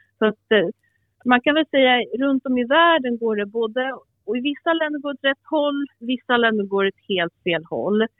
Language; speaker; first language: Swedish; early bilingual, other home language; Albanian